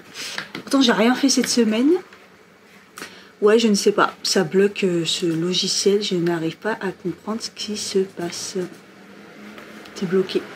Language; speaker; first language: French; native; French